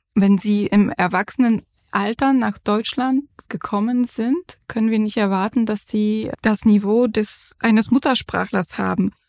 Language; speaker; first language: German; non-native, fluent; Polish